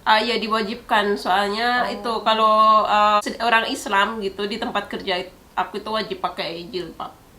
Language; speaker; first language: Indonesian; non-native, local second language; Javanese